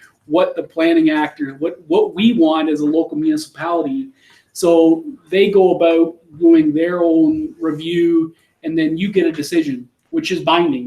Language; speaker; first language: English; native; English